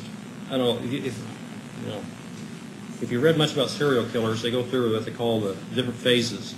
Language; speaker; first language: English; native; English